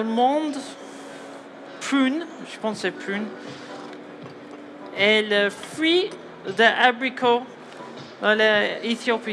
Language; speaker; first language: French; non-native, learner; English